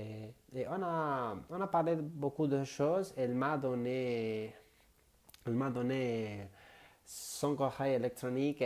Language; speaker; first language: French; non-native, learner; Spanish